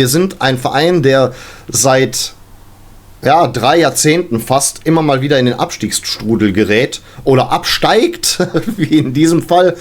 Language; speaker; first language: German; native; German